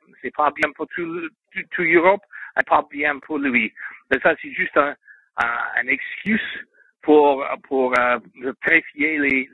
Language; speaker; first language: French; non-native, learner; English